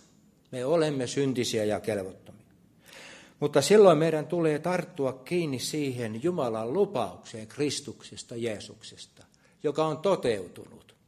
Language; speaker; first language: Finnish; native; Finnish